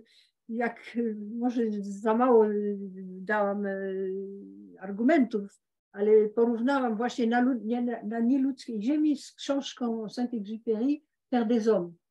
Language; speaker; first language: Polish; early bilingual, heritage; Polish